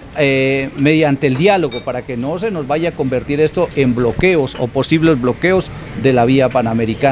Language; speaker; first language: Spanish; native; Spanish